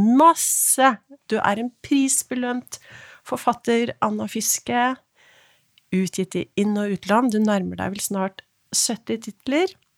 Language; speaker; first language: Norwegian; native; Norwegian